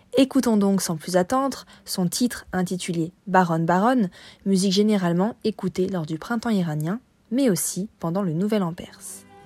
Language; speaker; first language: French; native; French